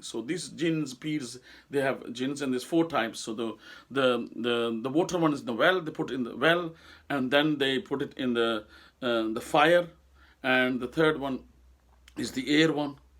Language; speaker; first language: English; non-native, local second language; Urdu